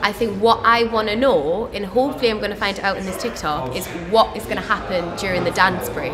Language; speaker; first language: English; native; English